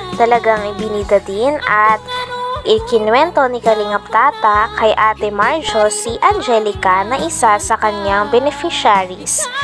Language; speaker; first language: Filipino; native; Filipino